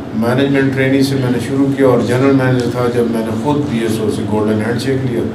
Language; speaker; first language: Urdu; non-native, local second language; Saraiki